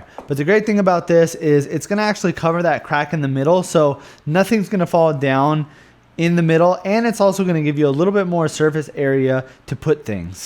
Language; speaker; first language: English; native; English